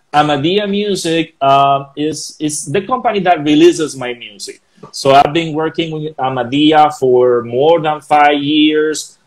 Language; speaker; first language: English; non-native, fluent; Spanish